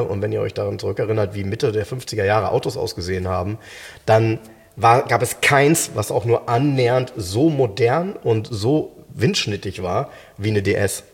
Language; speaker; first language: German; native; German